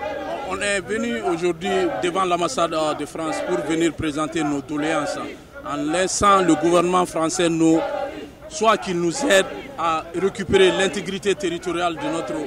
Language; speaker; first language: French; non-native, local second language; Bambara